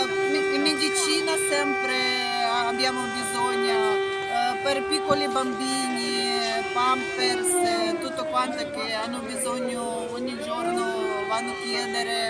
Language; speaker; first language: Italian; non-native, learner; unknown